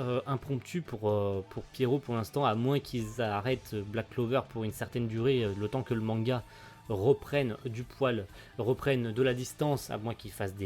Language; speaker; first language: French; native; French